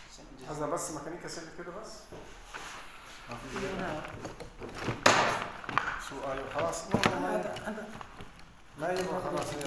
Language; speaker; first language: Arabic; non-native, learner; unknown